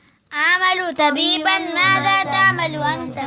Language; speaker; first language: Arabic; non-native, learner; Urdu